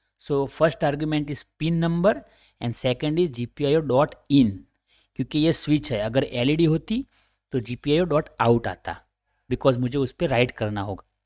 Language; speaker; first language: Hindi; native; Hindi